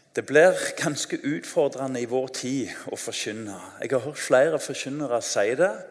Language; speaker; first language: Norwegian; native; Norwegian